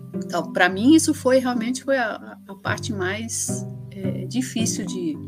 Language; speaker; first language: Portuguese; early bilingual, other home language; Spanish